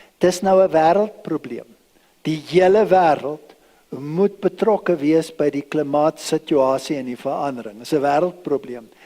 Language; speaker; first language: Afrikaans; early bilingual, other home language; German